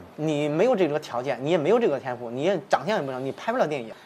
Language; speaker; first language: Chinese; native; Chinese